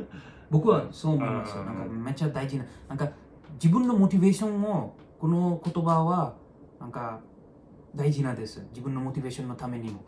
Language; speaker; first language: Japanese; non-native, learner; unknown